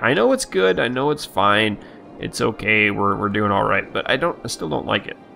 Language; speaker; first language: English; native; English